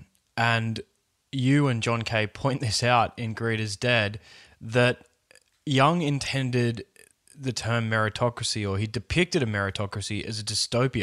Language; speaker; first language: English; native; English